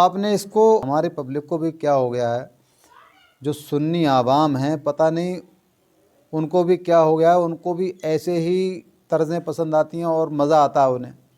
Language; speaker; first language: Urdu; native; Urdu